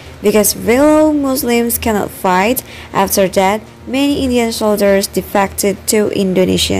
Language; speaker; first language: English; non-native, fluent; Indonesian